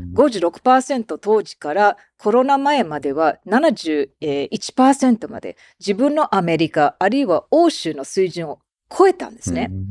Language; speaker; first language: Japanese; non-native, fluent; English